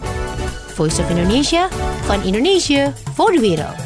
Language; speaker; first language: Dutch; non-native, fluent; Indonesian